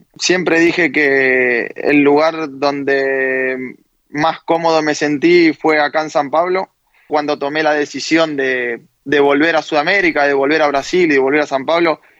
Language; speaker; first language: Spanish; native; Spanish